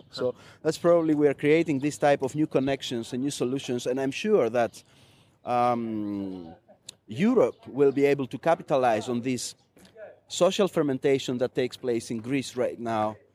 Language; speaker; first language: English; non-native, fluent; Greek